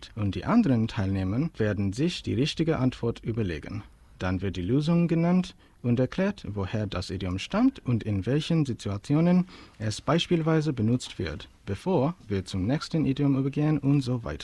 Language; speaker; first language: German; non-native, learner; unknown